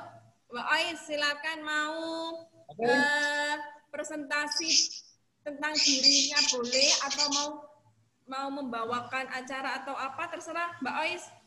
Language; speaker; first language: Indonesian; native; Indonesian